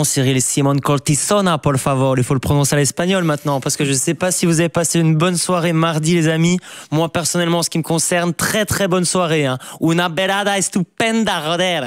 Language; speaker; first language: French; native; French